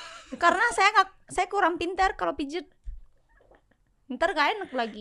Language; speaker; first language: Indonesian; non-native, fluent; Japanese